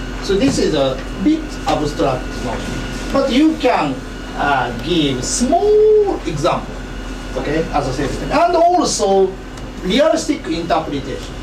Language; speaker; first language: English; non-native, fluent; Japanese